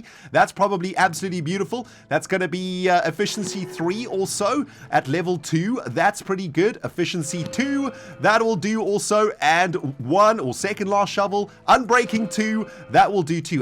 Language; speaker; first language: English; native; English